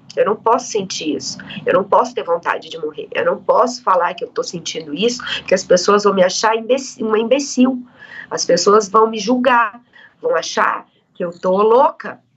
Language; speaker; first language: Portuguese; native; Portuguese